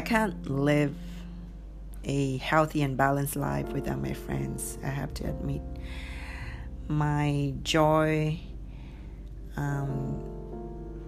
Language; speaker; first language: English; non-native, fluent; Vietnamese